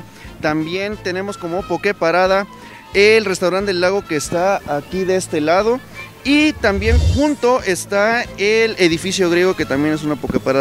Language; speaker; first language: Spanish; native; Spanish